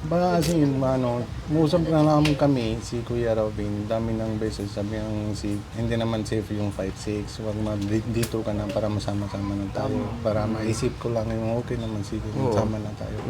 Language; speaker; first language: Filipino; non-native, learner; Punjabi